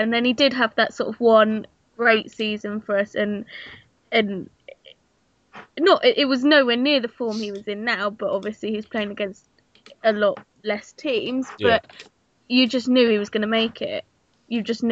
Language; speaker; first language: English; native; English